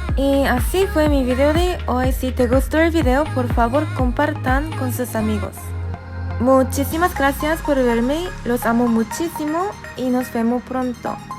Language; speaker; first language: Spanish; non-native, fluent; Korean